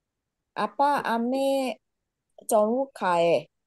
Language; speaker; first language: Chinese; non-native, learner; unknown